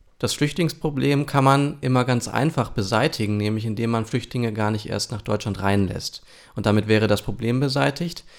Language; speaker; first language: German; early bilingual, other home language; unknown